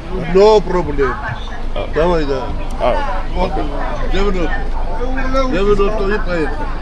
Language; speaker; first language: Russian; non-native, learner; Georgian